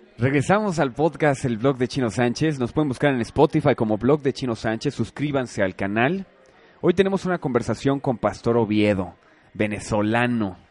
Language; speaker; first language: Spanish; native; Spanish